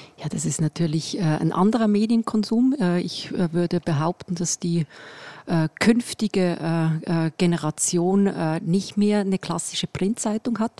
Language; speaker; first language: German; native; German